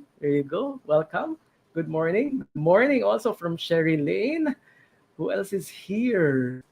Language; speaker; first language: English; non-native, local second language; Filipino